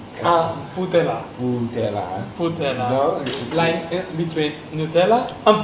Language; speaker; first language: English; non-native, learner; Spanish